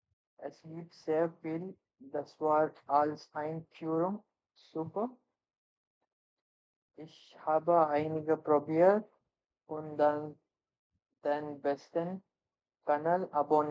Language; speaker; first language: German; non-native, learner; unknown